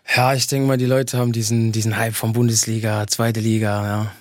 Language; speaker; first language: German; native; German